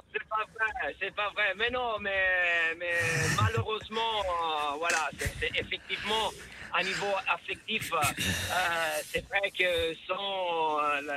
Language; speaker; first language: French; non-native, fluent; Italian